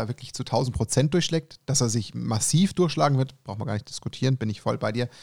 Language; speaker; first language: German; native; German